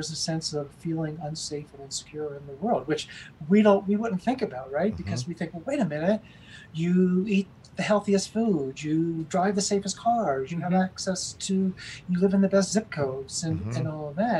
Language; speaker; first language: English; native; English